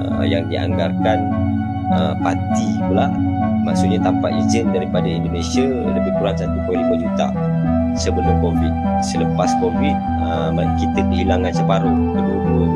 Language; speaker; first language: Malay; native; Malay